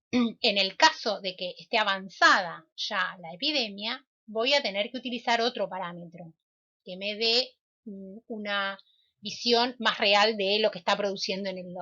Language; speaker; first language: Spanish; native; Spanish